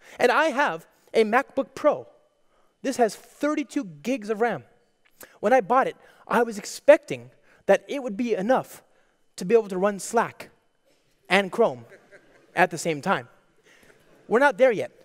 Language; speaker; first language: English; native; English